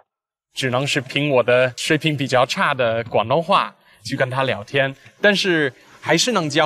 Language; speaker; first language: Chinese; non-native, fluent; English